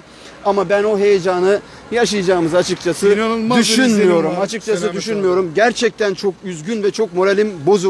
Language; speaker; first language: Turkish; native; Turkish